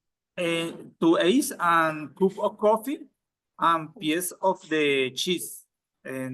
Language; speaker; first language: English; non-native, learner; Spanish